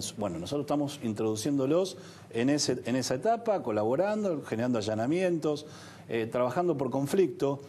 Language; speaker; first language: Spanish; native; Spanish